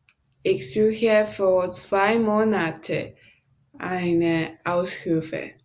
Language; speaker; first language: German; non-native, learner; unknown